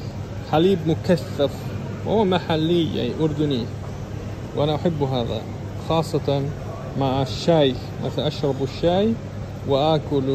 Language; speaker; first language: Arabic; non-native, fluent; Russian